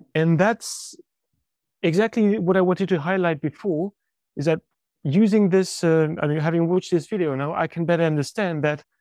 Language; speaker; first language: English; non-native, fluent; French